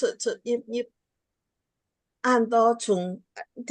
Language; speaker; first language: Chinese; non-native, local second language; Hakka Chinese